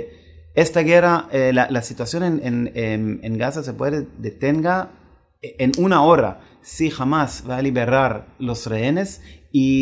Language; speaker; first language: Spanish; non-native, fluent; Hebrew